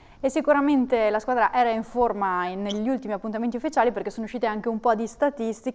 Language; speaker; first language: Italian; native; Italian